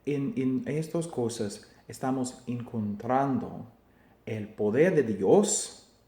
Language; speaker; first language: Spanish; non-native, fluent; English